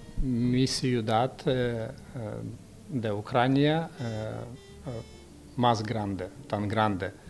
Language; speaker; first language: Spanish; non-native, learner; Ukrainian